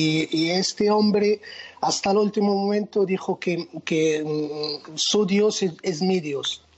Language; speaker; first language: Spanish; non-native, fluent; Arabic